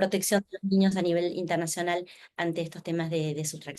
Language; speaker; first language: Spanish; native; Spanish